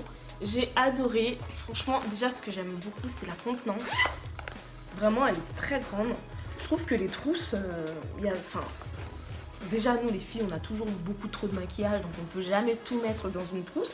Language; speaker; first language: French; native; French